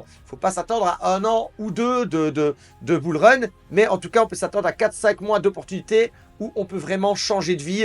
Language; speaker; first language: French; native; French